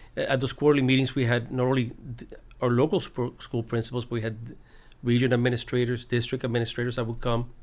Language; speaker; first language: English; early bilingual, other home language; Spanish